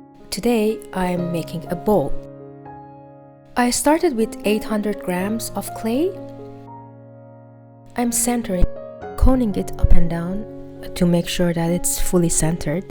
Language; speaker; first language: English; non-native, fluent; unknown